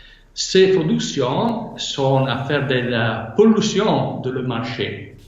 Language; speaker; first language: French; non-native, fluent; Italian